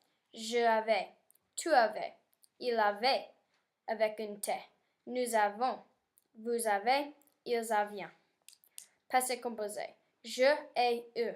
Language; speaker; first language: French; non-native, learner; English